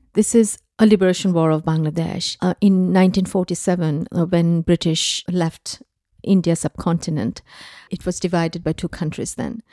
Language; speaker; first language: English; non-native, local second language; Bangla